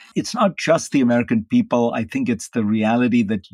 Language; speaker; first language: English; non-native, local second language; Hindi